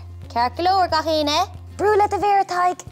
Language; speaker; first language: Irish; native; Irish